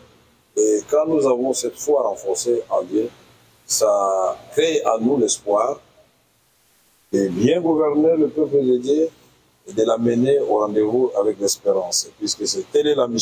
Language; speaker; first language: French; non-native, local second language; Swahili